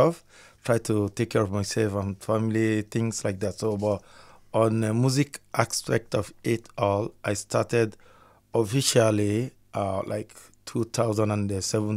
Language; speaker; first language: English; non-native, local second language; Igbo